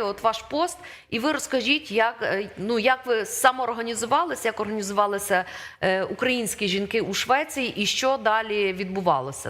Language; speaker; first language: Ukrainian; native; Ukrainian